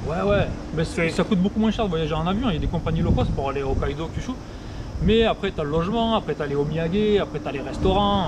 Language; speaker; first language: French; native; French